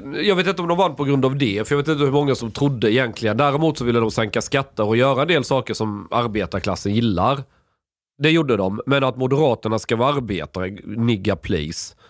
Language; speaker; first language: Swedish; native; Swedish